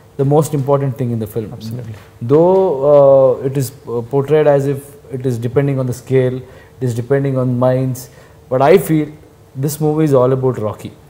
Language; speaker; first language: Telugu; non-native, fluent; Kannada